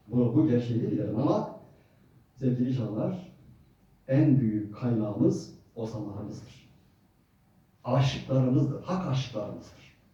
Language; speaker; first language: Turkish; native; Turkish